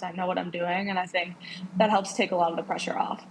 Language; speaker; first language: English; native; English